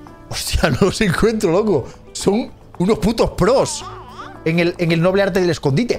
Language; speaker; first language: Spanish; native; Spanish